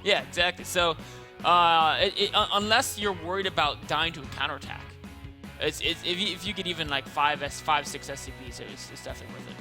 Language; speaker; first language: English; native; English